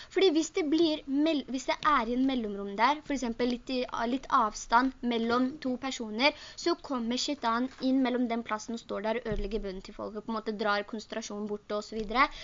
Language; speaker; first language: Norwegian; early bilingual, other home language; Urdu